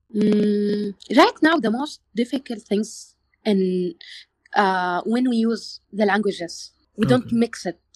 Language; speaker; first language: English; non-native, learner; Arabic